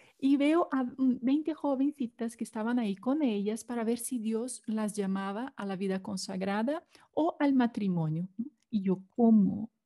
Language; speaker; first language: Spanish; non-native, fluent; Portuguese